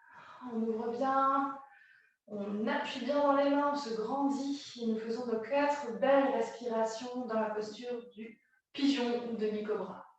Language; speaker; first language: French; native; French